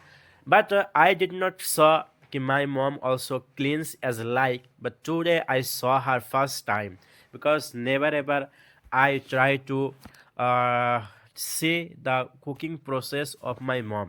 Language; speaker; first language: English; non-native, learner; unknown